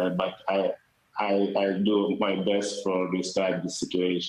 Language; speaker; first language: English; non-native, learner; Ukrainian